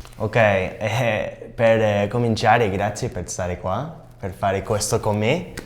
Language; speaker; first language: Italian; non-native, learner; English